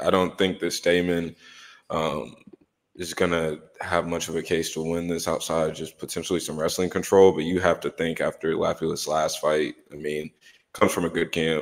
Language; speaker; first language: English; native; English